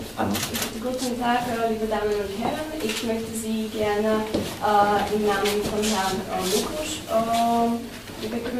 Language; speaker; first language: German; non-native, fluent; Slovak